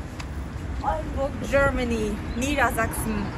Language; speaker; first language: German; native; German